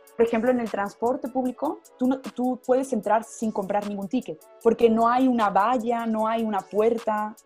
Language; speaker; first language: Spanish; native; Spanish